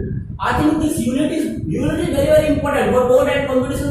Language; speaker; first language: English; non-native, local second language; Hindi